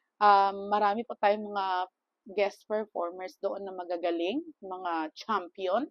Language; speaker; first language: Filipino; non-native, local second language; Cebuano